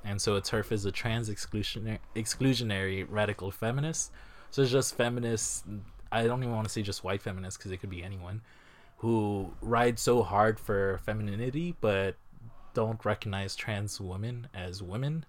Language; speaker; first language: English; native; English